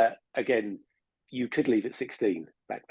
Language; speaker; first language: English; native; English